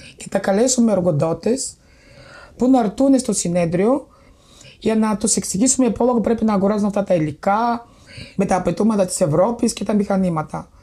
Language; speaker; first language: Greek; non-native, fluent; Bulgarian